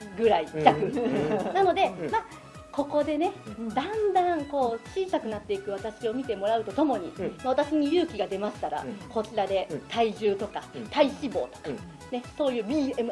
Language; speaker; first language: Japanese; native; Japanese